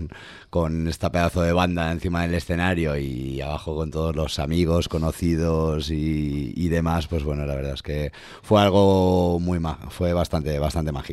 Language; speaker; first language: Spanish; native; Spanish